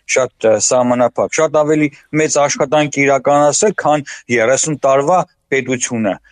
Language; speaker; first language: Armenian; native; Armenian